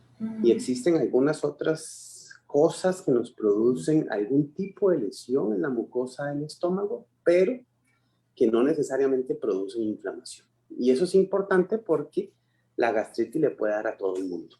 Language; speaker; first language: Spanish; native; Spanish